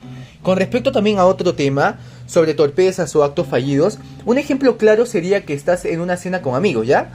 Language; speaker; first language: Spanish; native; Spanish